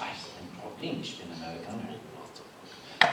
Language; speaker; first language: German; non-native, learner; English